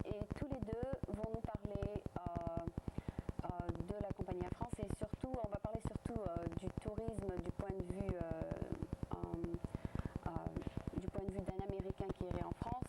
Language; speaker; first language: French; native; French